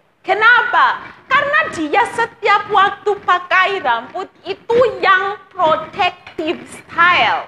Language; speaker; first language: Indonesian; non-native, fluent; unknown